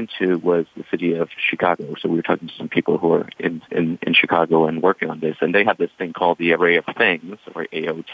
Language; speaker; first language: English; non-native, fluent; Danish